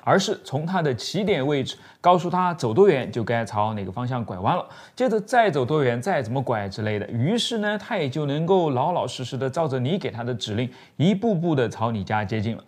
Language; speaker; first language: Chinese; native; Chinese